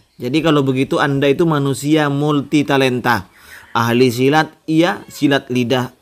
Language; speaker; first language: Indonesian; non-native, local second language; Madurese